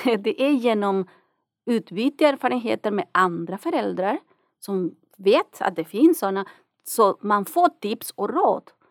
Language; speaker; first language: Swedish; non-native, fluent; Spanish